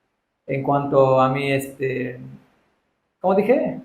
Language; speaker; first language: Spanish; native; Spanish